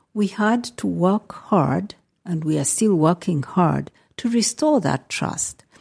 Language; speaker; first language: English; non-native, local second language; Nyankole